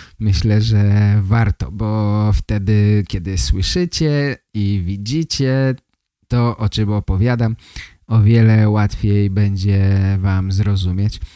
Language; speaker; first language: Polish; native; Polish